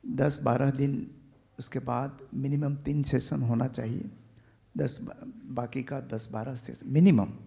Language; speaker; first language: Hindi; non-native, local second language; Gujarati